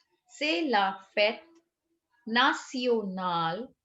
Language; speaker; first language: French; non-native, fluent; Hindi